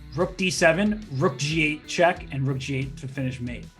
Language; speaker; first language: English; native; English